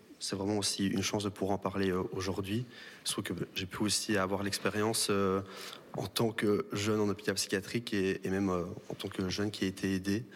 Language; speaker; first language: French; native; French